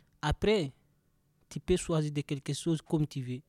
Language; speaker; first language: French; non-native, learner; Soninke